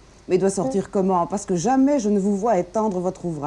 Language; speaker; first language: French; native; French